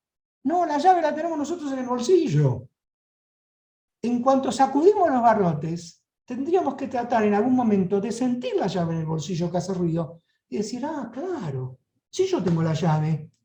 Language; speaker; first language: Spanish; native; Spanish